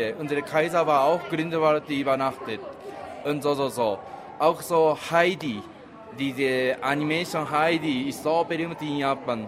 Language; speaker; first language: German; non-native, learner; Japanese